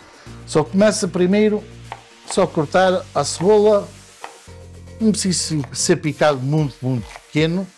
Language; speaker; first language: Portuguese; early bilingual, heritage; Portuguese